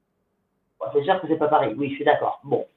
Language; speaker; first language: French; native; French